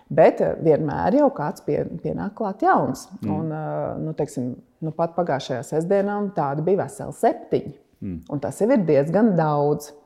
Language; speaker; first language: Latvian; native; Latvian